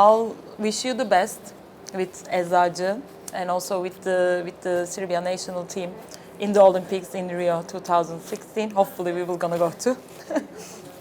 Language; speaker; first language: English; non-native, fluent; Turkish